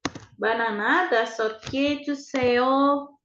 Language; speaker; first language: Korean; non-native, fluent; Indonesian